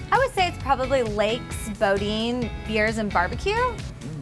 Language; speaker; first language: English; native; English